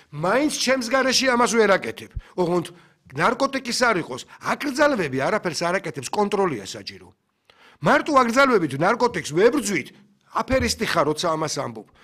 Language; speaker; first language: Georgian; native; Georgian